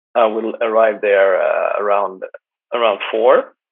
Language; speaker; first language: English; non-native, fluent; Swedish